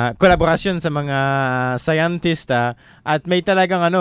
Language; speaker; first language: Filipino; non-native, fluent; French